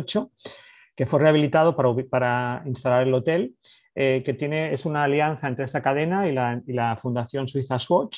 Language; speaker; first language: Spanish; native; Spanish